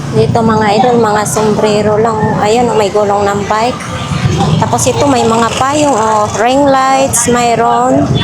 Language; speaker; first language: Filipino; non-native, local second language; Cebuano